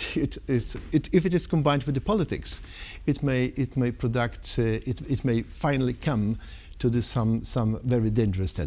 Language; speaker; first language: English; non-native, fluent; Polish